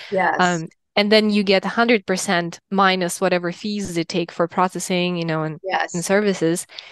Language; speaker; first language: English; non-native, fluent; Russian